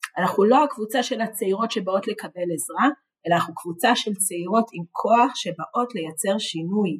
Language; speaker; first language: Hebrew; native; Hebrew